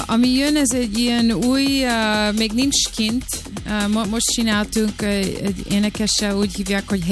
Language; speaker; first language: Hungarian; early bilingual, heritage; Hungarian